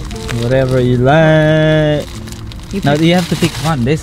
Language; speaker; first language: English; non-native, learner; Javanese